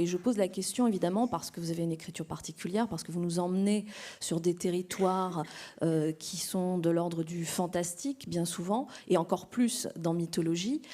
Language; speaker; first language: French; native; French